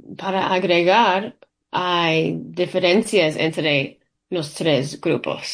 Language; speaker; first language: Spanish; non-native, learner; English